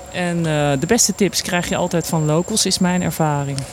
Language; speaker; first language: Dutch; native; Dutch